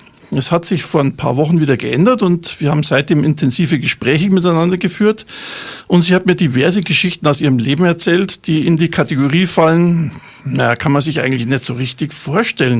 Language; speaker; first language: German; native; German